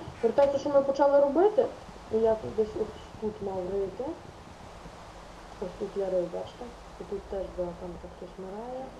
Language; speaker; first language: Ukrainian; native; Ukrainian